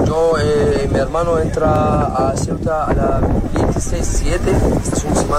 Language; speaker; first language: Spanish; non-native, learner; Arabic